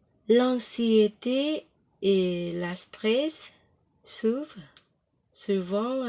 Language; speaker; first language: French; non-native, learner; Thai